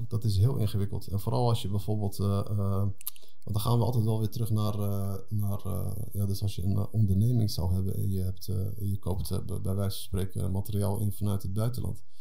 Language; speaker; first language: Dutch; early bilingual, other home language; Arabic